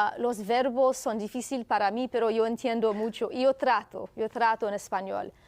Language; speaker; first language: Spanish; non-native, learner; Haitian Creole